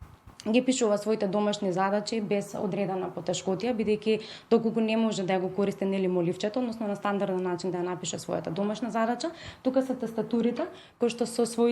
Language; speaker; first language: Macedonian; native; Macedonian